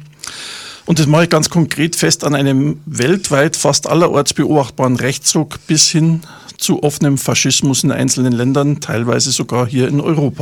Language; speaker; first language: German; native; German